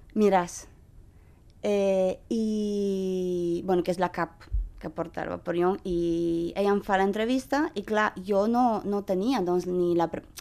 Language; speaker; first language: Catalan; non-native, fluent; Romanian